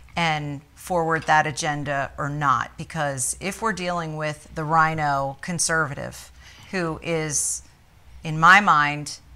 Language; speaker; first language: English; native; English